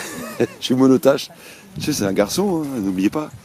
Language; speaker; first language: French; native; French